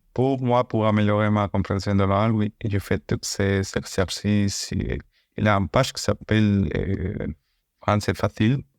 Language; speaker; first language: French; non-native, learner; Spanish